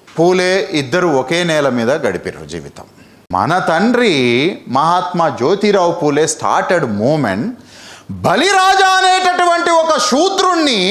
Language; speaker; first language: Telugu; native; Telugu